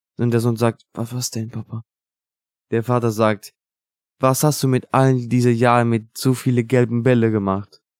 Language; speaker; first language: German; non-native, fluent; Italian